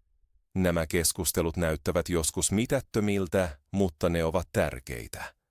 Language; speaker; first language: Finnish; non-native, fluent; Spanish